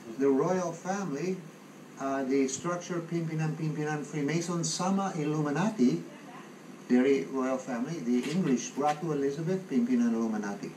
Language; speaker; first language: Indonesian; non-native, fluent; English